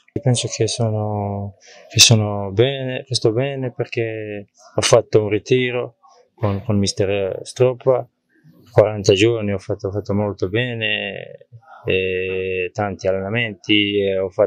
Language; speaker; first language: Italian; non-native, learner; Croatian